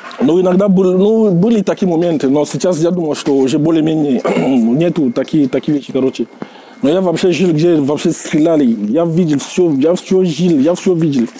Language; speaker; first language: Russian; non-native, fluent; Jamaican Creole English